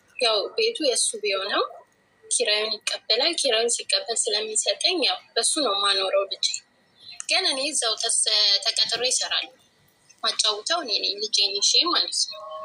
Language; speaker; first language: Amharic; native; Amharic